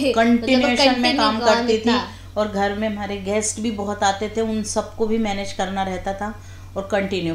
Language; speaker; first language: Hindi; native; Hindi